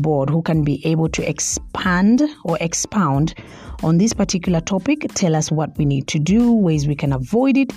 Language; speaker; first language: English; non-native, local second language; Swahili